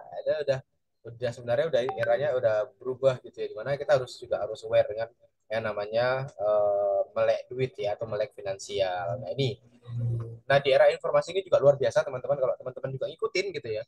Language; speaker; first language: Indonesian; native; Indonesian